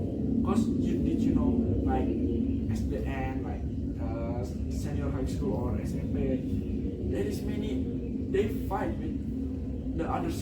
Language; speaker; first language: English; non-native, learner; Indonesian